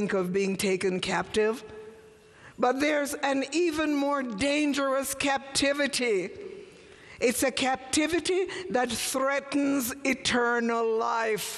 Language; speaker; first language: English; native; English